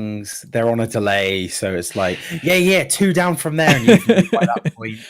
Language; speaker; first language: English; native; English